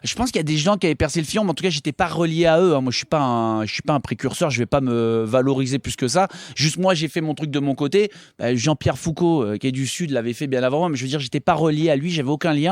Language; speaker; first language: French; native; French